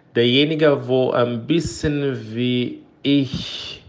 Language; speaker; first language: German; non-native, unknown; Portuguese